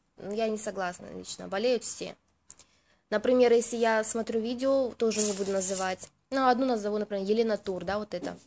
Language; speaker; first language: Russian; native; Russian